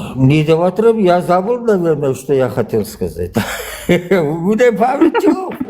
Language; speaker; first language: Russian; non-native, local second language; Kazakh